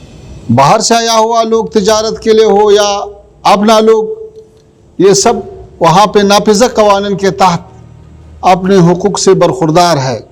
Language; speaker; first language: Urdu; non-native, fluent; Pashto